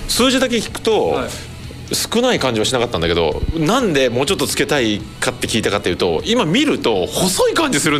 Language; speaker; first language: Japanese; native; Japanese